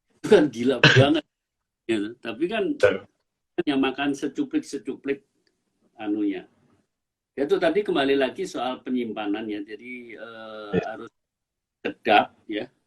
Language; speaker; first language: Indonesian; native; Indonesian